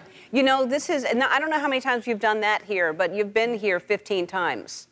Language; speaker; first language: English; native; English